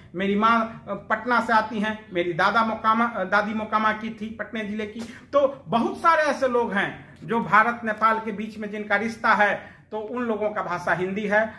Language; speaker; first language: Hindi; native; Hindi